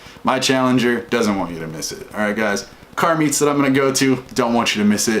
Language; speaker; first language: English; native; English